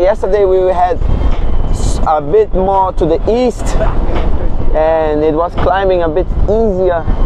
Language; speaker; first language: English; non-native, fluent; Portuguese